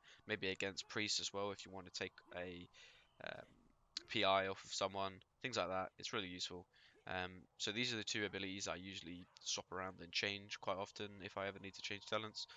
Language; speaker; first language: English; native; English